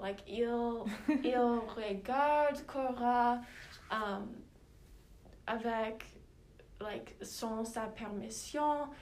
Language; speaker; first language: French; non-native, learner; English